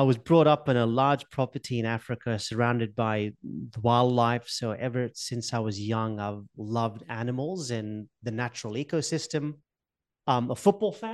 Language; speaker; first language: English; non-native, local second language; Gujarati